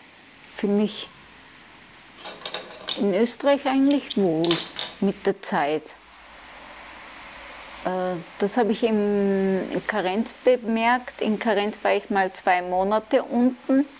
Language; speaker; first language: German; early bilingual, other home language; Turkish